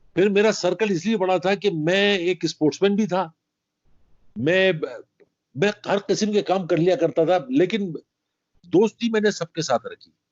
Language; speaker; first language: Urdu; native; Urdu